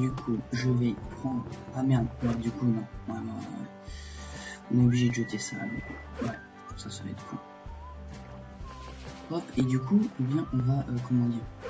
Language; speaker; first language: French; native; French